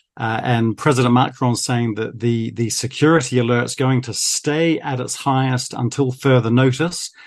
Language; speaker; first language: English; native; English